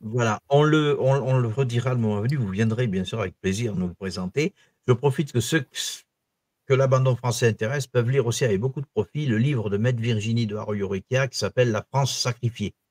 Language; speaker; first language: French; native; French